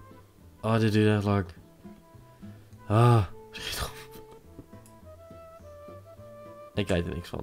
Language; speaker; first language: Dutch; native; Dutch